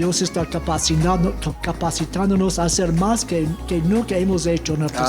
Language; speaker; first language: Spanish; non-native, fluent; English